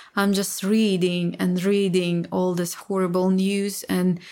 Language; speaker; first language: English; non-native, fluent; Ukrainian